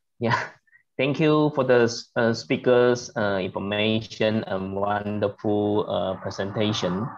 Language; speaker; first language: English; non-native, learner; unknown